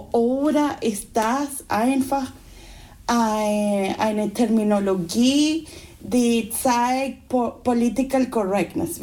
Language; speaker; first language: German; non-native, fluent; Spanish